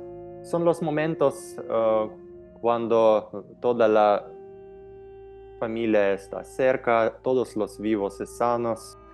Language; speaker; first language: Spanish; non-native, fluent; Ukrainian